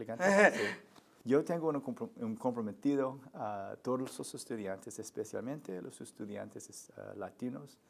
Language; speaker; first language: Spanish; non-native, learner; English